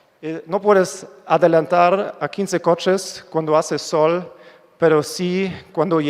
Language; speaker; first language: Spanish; non-native, fluent; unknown